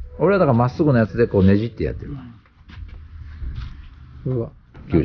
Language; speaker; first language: Japanese; native; Japanese